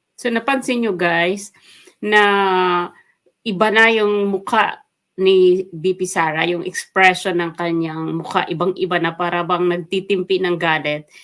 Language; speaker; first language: Filipino; non-native, local second language; Waray